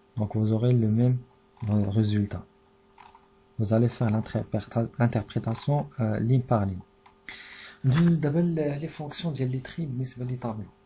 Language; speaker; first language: French; non-native, local second language; Arabic